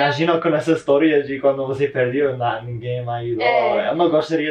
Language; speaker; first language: Portuguese; non-native, learner; English